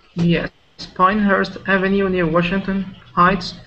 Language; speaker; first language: English; non-native, local second language; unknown